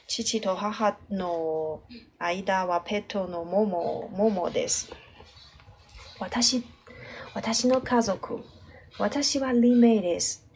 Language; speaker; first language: Japanese; non-native, learner; Chinese